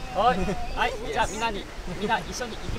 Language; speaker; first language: Japanese; non-native, learner; Malay